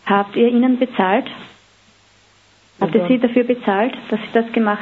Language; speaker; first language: German; native; German